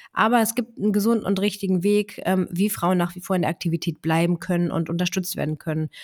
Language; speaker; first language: German; early bilingual, other home language; Greek